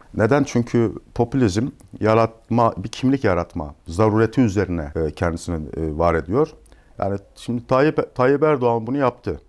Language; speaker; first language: Turkish; native; Turkish